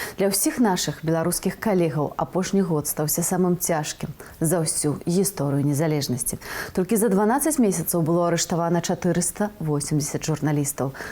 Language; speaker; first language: Belarusian; native; Belarusian